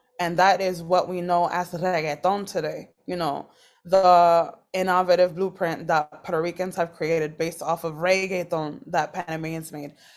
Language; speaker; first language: English; early bilingual, other home language; Spanish